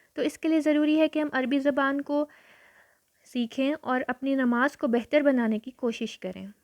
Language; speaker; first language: Urdu; native; Urdu